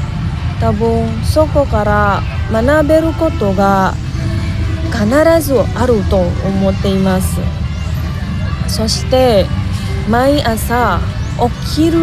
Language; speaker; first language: Japanese; non-native, learner; Indonesian